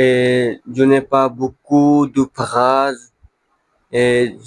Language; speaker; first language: French; non-native, learner; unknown